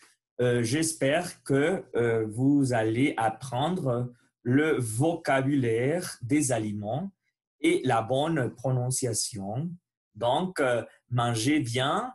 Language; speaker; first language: French; non-native, learner; Spanish